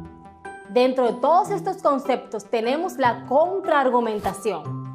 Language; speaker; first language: Spanish; native; Spanish